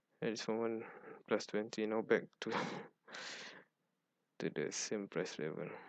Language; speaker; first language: English; non-native, fluent; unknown